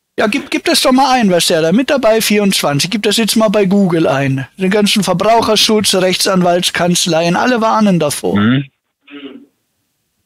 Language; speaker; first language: German; native; German